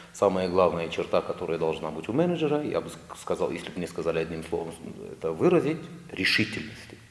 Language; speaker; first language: Russian; non-native, local second language; Kazakh